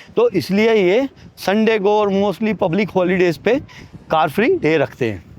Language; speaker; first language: Hindi; native; Hindi